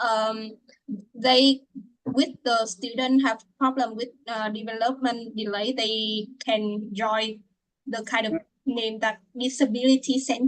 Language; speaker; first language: English; non-native, learner; Vietnamese